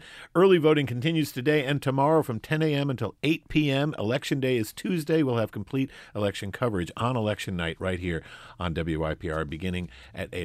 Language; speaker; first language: English; native; English